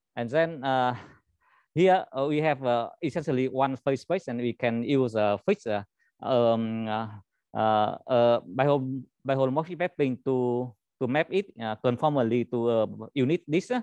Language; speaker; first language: English; non-native, learner; Vietnamese